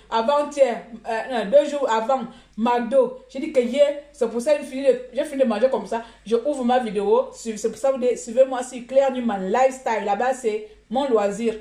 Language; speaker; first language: French; native; French